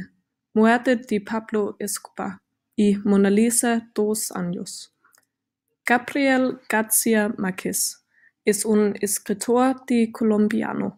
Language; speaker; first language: Spanish; non-native, learner; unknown